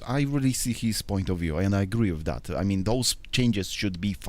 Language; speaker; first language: English; non-native, fluent; Polish